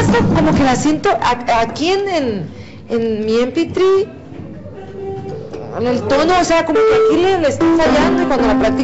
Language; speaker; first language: Spanish; native; Spanish